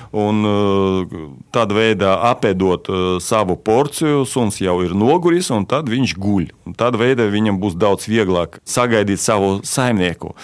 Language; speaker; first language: Latvian; non-native, local second language; Russian